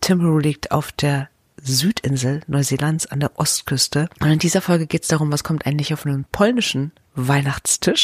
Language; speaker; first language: German; native; German